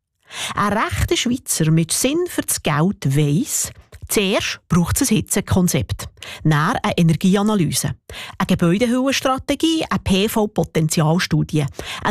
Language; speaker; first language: German; native; German